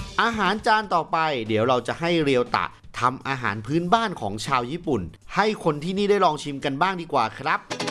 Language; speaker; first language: Thai; native; Thai